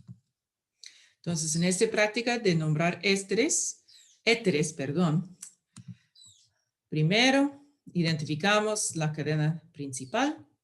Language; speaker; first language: Spanish; non-native, fluent; English